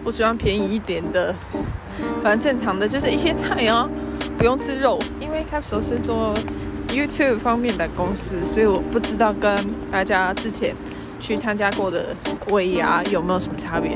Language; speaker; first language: Chinese; non-native, fluent; English